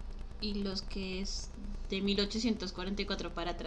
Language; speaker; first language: Spanish; native; Spanish